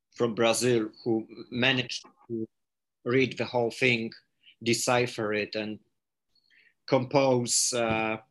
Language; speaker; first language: English; non-native, fluent; Polish